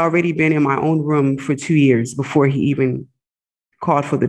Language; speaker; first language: English; native; English